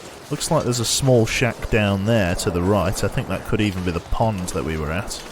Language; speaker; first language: English; native; English